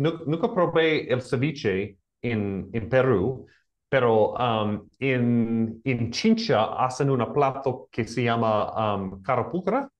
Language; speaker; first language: Spanish; non-native, learner; English